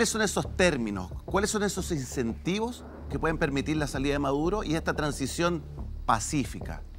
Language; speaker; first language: Spanish; native; Spanish